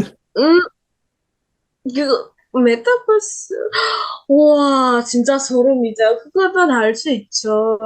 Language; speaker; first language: Korean; non-native, learner; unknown